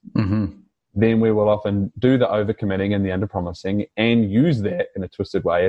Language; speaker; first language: English; native; English